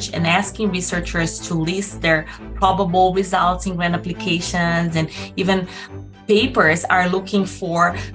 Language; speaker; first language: English; non-native, fluent; Portuguese